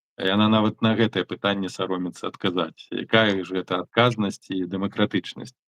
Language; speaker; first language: Belarusian; native; Belarusian